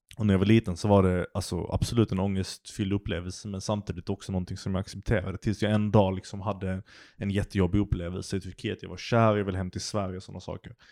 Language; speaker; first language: Swedish; early bilingual, other home language; Turkish